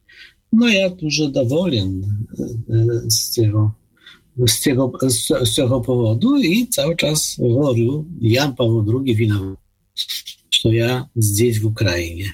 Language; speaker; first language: Ukrainian; non-native, fluent; Polish